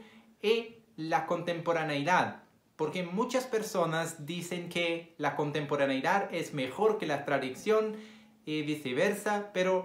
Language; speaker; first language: Spanish; non-native, fluent; Portuguese